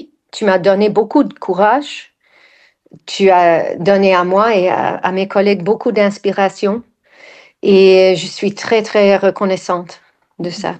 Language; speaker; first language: French; non-native, fluent; English